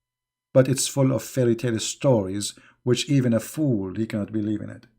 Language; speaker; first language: English; non-native, fluent; Arabic